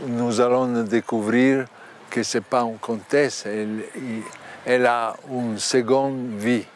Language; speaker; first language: French; non-native, learner; Italian